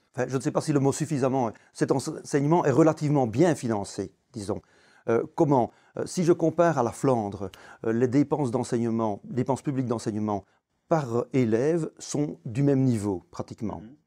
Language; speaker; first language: French; native; French